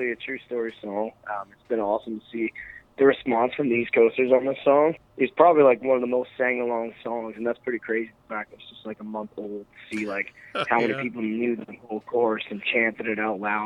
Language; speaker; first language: English; native; English